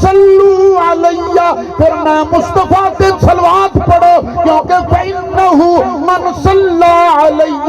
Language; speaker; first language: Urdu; non-native, local second language; Punjabi